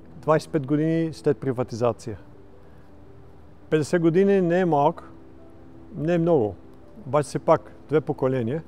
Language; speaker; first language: Bulgarian; non-native, fluent; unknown